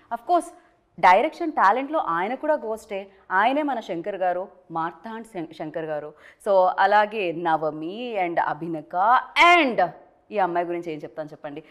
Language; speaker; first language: Telugu; native; Telugu